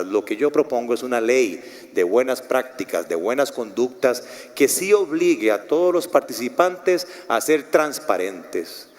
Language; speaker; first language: Spanish; native; Spanish